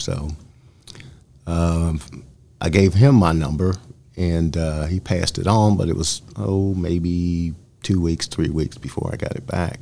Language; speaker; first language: English; native; English